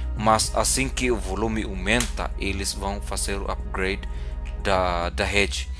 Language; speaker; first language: Portuguese; non-native, fluent; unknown